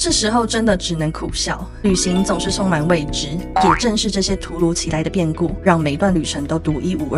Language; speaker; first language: Chinese; native; Chinese